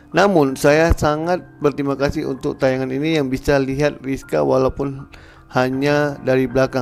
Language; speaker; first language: Indonesian; native; Indonesian